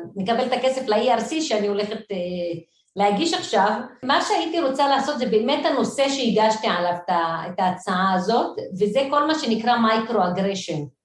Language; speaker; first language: Hebrew; non-native, local second language; Arabic